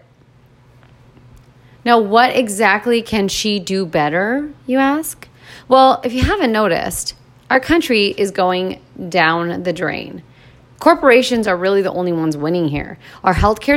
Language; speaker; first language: English; native; English